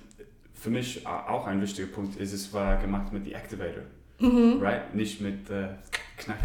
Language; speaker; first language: German; non-native, learner; English